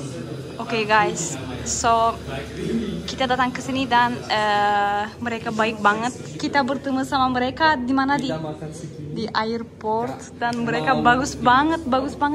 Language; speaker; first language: Indonesian; non-native, learner; Turkish